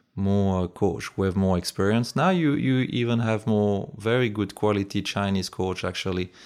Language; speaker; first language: English; native; English